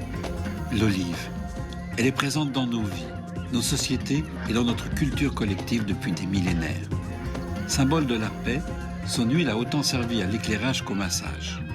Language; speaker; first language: French; non-native, fluent; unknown